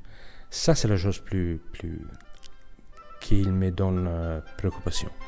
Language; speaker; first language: French; non-native, fluent; Italian